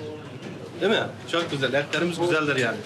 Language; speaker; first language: Turkish; native; Turkish